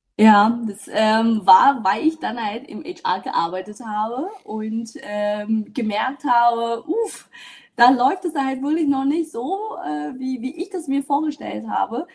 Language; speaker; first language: German; early bilingual, other home language; Vietnamese